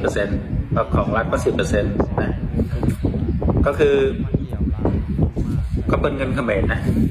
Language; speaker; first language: Thai; native; Thai